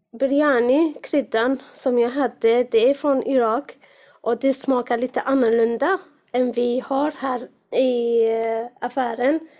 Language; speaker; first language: Swedish; non-native, fluent; Arabic